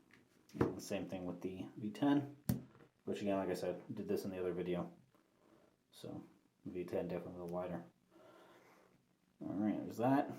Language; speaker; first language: English; native; English